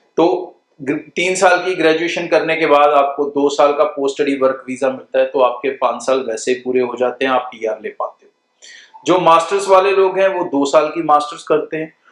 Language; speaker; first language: Hindi; non-native, local second language; Punjabi